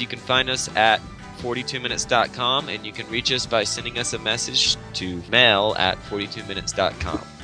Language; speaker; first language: English; native; English